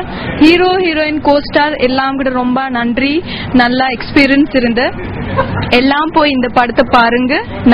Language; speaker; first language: Tamil; non-native, fluent; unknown